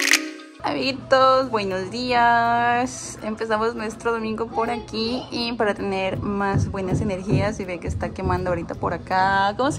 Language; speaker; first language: Spanish; native; Spanish